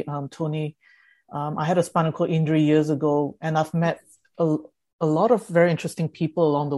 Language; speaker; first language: English; early bilingual, other home language; Indonesian